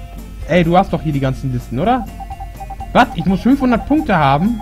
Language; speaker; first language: German; native; German